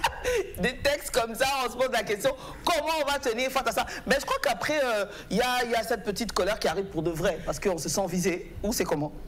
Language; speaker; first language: French; native; French